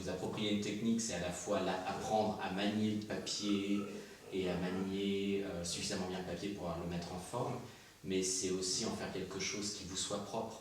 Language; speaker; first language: French; native; French